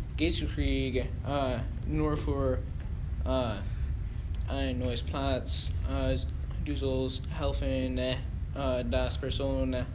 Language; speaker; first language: German; non-native, learner; English